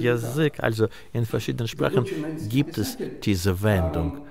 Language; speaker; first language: German; non-native, fluent; Russian